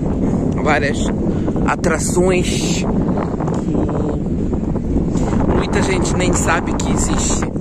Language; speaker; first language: Portuguese; non-native, fluent; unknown